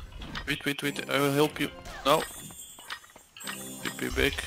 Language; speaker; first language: English; non-native, learner; Turkish